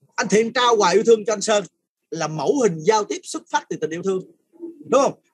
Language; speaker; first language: Vietnamese; early bilingual, other home language; French